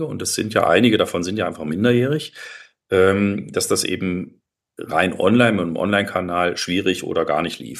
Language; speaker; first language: German; native; German